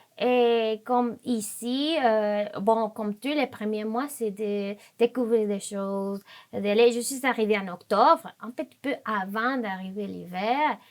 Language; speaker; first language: French; non-native, fluent; Spanish